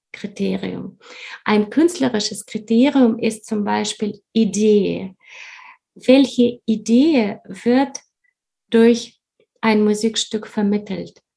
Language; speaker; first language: German; non-native, fluent; Russian